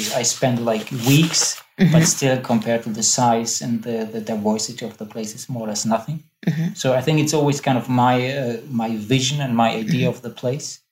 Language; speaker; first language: English; non-native, fluent; German